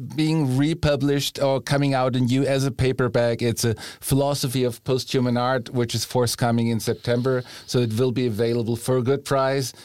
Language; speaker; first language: English; non-native, fluent; German